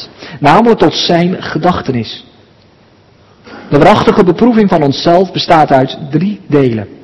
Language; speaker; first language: Dutch; native; Dutch